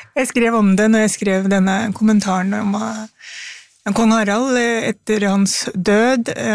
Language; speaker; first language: Norwegian; early bilingual, other home language; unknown